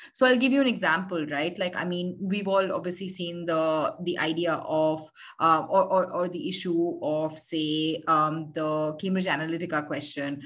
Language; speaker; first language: English; non-native, local second language; Hindi